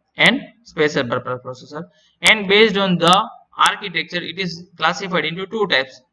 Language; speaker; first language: English; non-native, local second language; Gujarati